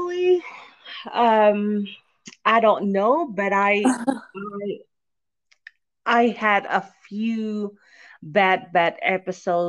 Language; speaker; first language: English; non-native, fluent; Indonesian